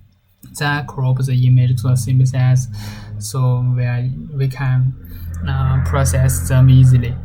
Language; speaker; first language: English; non-native, learner; Chinese